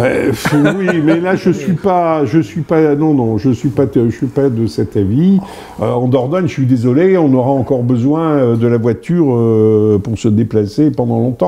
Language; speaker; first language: French; native; French